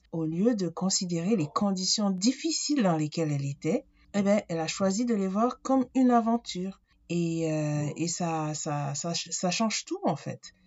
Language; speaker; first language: French; native; French